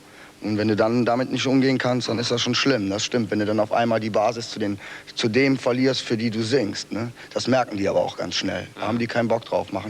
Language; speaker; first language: German; native; German